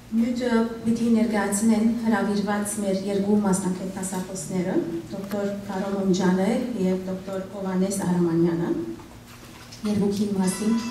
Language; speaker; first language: Armenian; early bilingual, heritage; Armenian